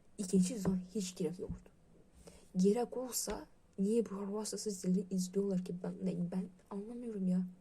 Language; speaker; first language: Turkish; non-native, learner; Russian